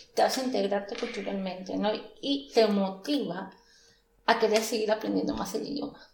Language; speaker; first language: Spanish; native; Spanish